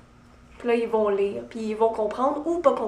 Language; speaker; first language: French; native; French